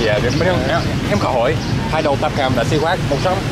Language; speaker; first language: Vietnamese; non-native, learner; English